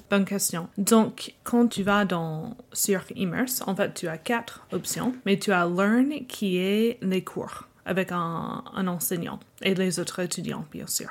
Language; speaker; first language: French; non-native, fluent; English